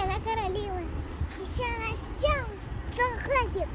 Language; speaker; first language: Russian; early bilingual, other home language; Tajik